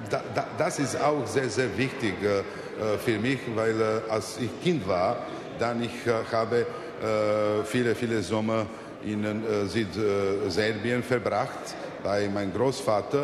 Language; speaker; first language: German; non-native, fluent; Serbian